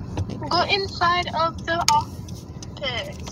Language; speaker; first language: English; early bilingual, other home language; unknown